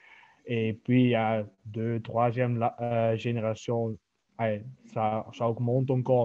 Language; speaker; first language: French; non-native, local second language; Dutch